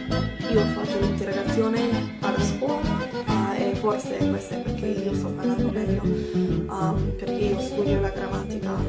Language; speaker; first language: Italian; non-native, learner; English